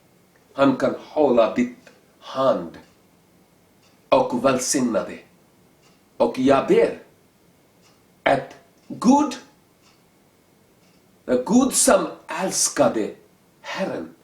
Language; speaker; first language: Swedish; non-native, learner; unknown